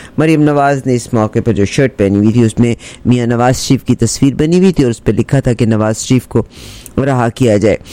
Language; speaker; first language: Urdu; native; Urdu